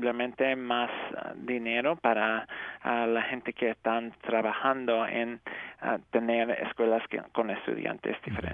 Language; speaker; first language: Spanish; non-native, fluent; English